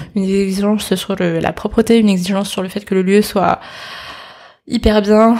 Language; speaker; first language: French; native; French